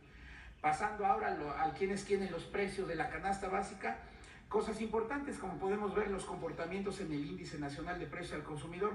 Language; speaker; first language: Spanish; native; Spanish